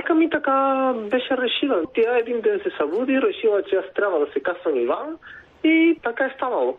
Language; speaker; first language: Bulgarian; non-native, fluent; Spanish